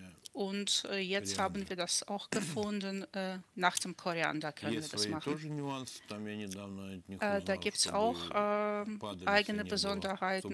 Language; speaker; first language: German; non-native, fluent; Russian